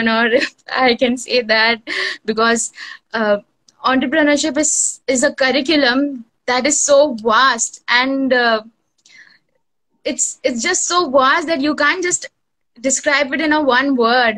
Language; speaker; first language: English; non-native, local second language; Bangla